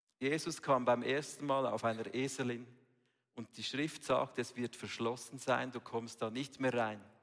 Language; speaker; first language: German; native; German